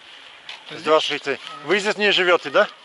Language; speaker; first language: Russian; non-native, fluent; English